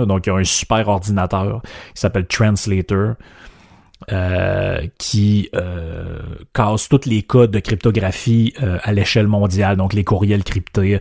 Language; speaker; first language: French; native; French